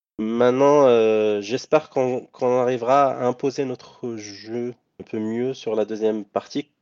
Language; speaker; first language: French; non-native, local second language; Arabic